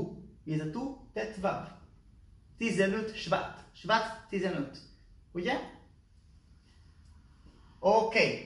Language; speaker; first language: Hungarian; non-native, learner; Hebrew